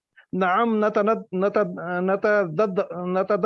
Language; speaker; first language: Arabic; non-native, learner; Urdu